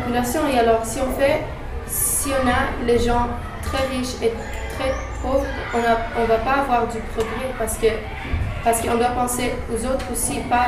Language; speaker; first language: French; non-native, learner; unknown